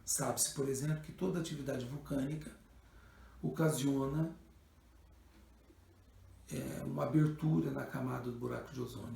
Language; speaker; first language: Portuguese; native; Portuguese